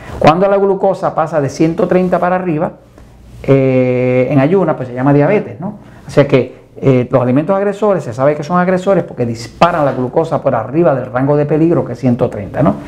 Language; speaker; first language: Spanish; native; Spanish